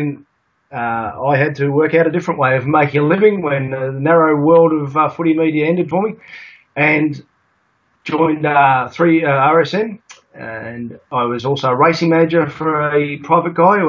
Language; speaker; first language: English; native; English